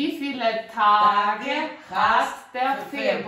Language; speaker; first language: German; non-native, learner; Russian